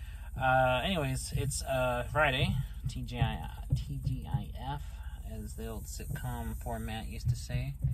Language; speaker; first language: English; native; English